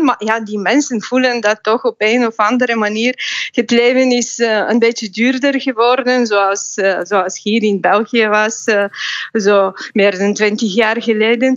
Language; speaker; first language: Dutch; non-native, fluent; Bulgarian